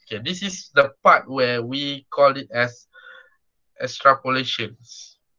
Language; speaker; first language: English; non-native, local second language; Malay